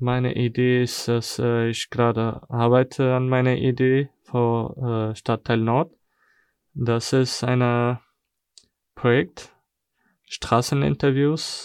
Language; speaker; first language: German; non-native, fluent; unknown